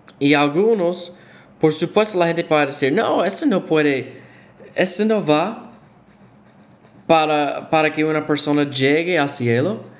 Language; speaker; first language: Spanish; non-native, fluent; English